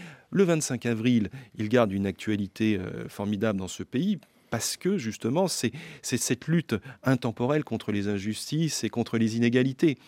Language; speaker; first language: French; native; French